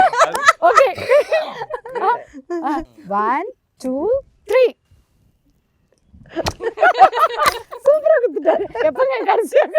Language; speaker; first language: Tamil; native; Tamil